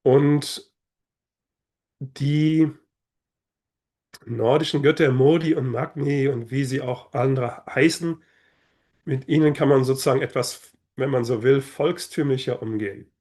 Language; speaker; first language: German; native; German